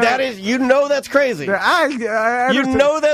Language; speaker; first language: English; native; English